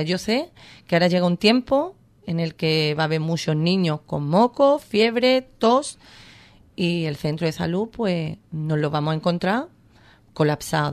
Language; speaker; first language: Spanish; native; Spanish